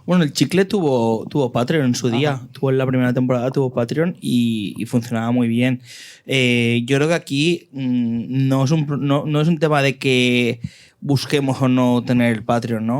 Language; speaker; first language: Spanish; native; Spanish